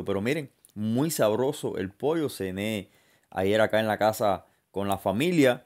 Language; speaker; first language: Spanish; native; Spanish